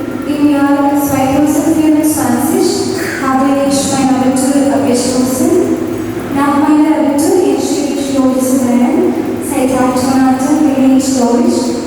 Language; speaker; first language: German; non-native, learner; Hindi